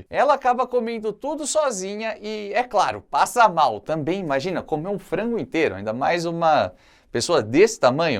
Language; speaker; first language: Portuguese; native; Portuguese